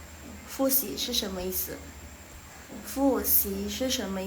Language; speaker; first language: Chinese; non-native, fluent; Indonesian